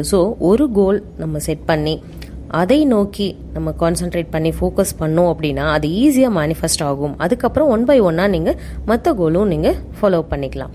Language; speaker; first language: Tamil; native; Tamil